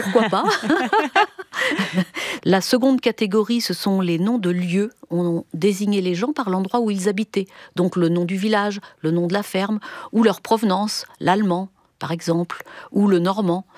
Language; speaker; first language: French; native; French